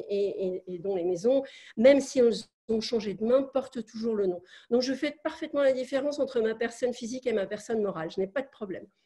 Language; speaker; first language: French; native; French